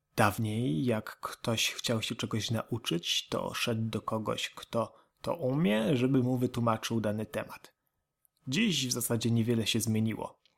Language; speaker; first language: Polish; native; Polish